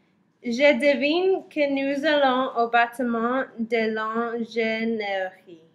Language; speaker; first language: French; non-native, learner; English